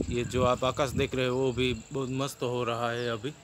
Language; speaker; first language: Hindi; non-native, local second language; Gujarati